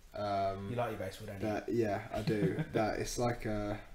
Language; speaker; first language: English; native; English